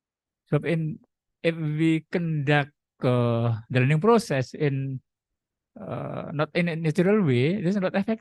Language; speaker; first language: English; non-native, learner; Indonesian